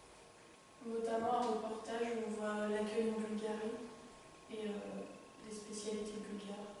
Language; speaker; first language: French; non-native, local second language; Luxembourgish